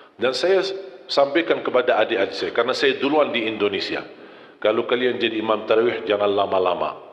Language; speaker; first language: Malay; non-native, fluent; Arabic